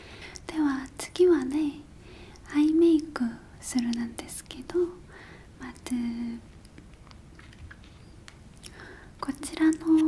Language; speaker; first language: Japanese; non-native, learner; Korean